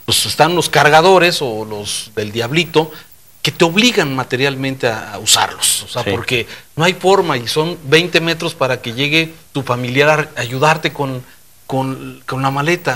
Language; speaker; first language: Spanish; native; Spanish